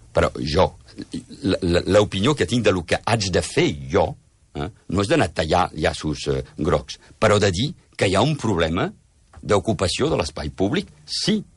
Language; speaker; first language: Catalan; early bilingual, heritage; Catalan